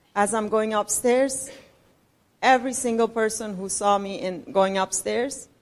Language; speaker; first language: English; non-native, fluent; Persian